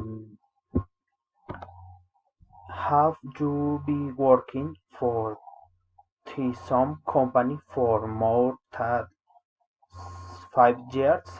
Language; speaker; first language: English; non-native, learner; Spanish